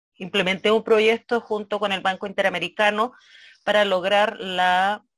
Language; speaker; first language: Spanish; native; Spanish